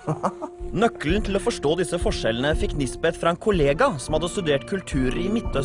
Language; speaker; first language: Norwegian; native; Norwegian